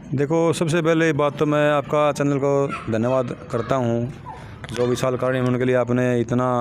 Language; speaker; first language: Hindi; native; Hindi